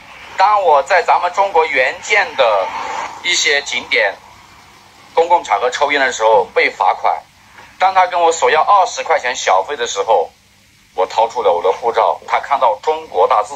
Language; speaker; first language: Chinese; native; Chinese